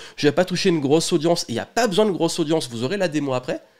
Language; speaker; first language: French; native; French